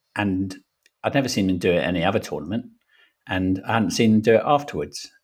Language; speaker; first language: English; native; English